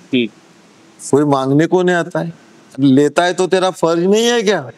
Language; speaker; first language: Hindi; non-native, local second language; Marathi